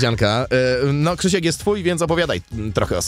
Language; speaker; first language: Polish; native; Polish